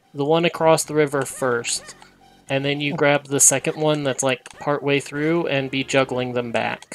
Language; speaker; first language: English; native; English